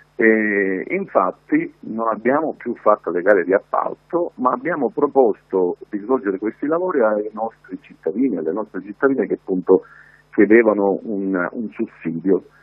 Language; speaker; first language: Italian; native; Italian